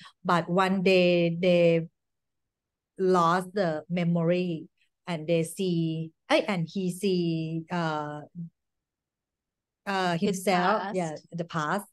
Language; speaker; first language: English; non-native, learner; Thai